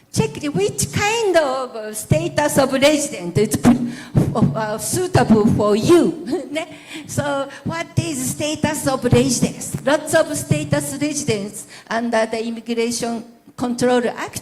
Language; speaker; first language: English; non-native, learner; Japanese